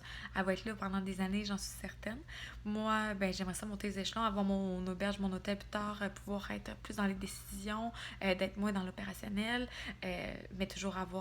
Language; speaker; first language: French; native; French